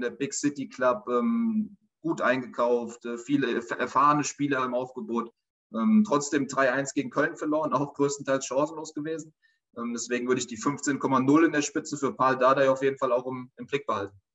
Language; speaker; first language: German; native; German